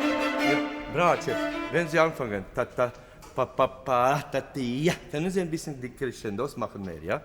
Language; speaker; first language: German; non-native, fluent; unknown